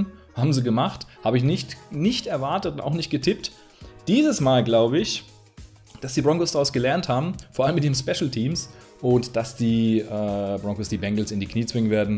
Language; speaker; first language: German; native; German